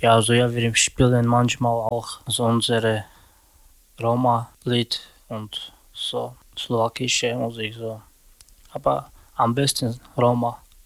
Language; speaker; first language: German; non-native, learner; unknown